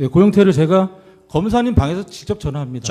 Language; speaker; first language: Korean; native; Korean